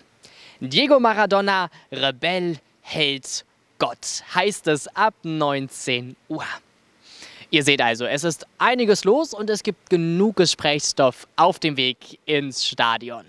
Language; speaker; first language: German; native; German